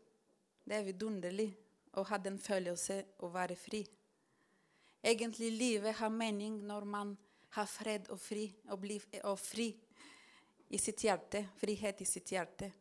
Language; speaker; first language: Norwegian; non-native, fluent; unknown